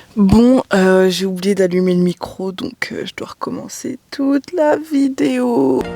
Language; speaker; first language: French; native; French